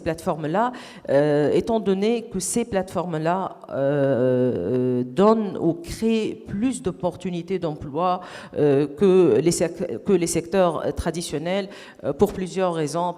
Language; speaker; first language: French; non-native, local second language; Arabic